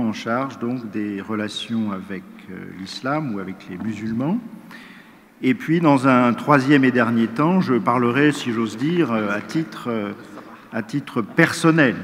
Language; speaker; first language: French; native; French